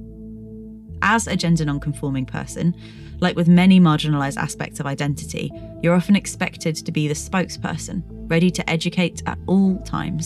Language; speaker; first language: English; native; English